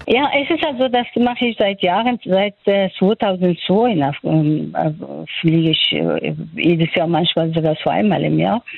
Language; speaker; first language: German; non-native, fluent; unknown